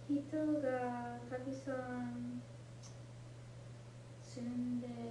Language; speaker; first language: Japanese; non-native, learner; English